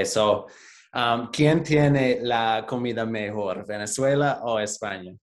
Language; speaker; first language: Spanish; non-native, fluent; English